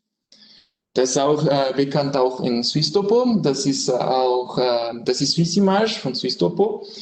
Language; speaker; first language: German; non-native, learner; French